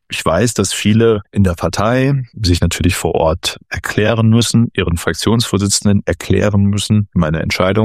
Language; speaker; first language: German; native; German